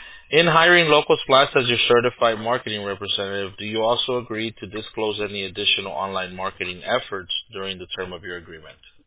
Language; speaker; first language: English; early bilingual, other home language; Spanish